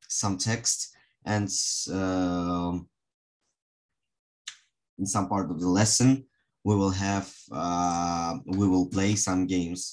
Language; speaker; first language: English; non-native, fluent; Russian